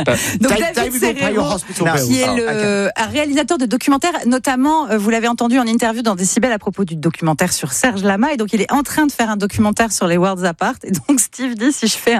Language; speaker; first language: French; native; French